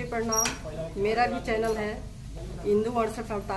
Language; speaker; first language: Hindi; non-native, local second language; Bhojpuri